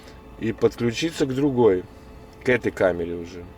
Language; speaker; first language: Russian; native; Russian